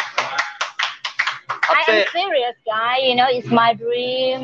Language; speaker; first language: English; non-native, learner; Thai